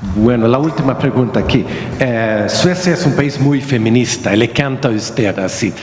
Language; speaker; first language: Spanish; non-native, learner; Swedish